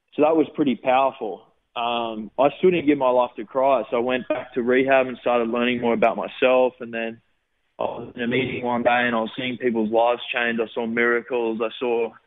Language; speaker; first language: English; native; English